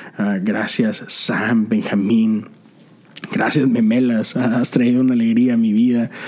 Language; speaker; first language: Spanish; native; Spanish